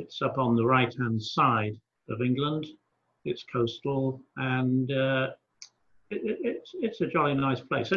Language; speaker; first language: English; native; English